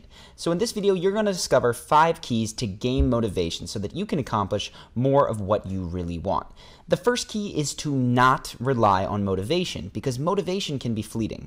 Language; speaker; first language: English; native; English